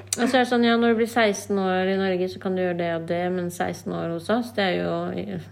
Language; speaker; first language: Norwegian; non-native, local second language; Kurdish